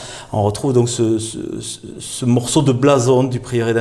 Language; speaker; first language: French; native; French